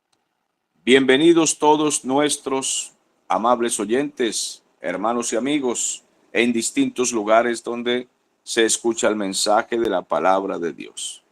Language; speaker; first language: Spanish; native; Spanish